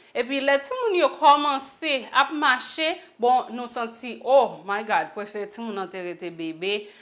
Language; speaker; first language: Haitian Creole; native; Haitian Creole